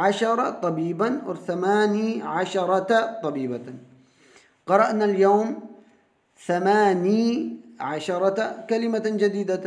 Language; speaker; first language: Arabic; non-native, fluent; Urdu